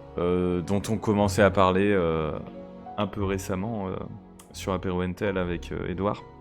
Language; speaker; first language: French; native; French